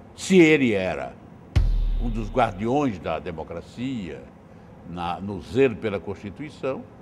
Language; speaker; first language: Portuguese; native; Portuguese